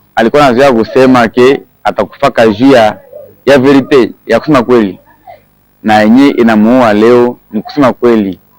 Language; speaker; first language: Swahili; native; Swahili